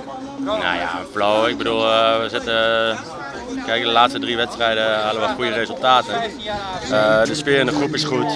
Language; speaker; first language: Dutch; native; Dutch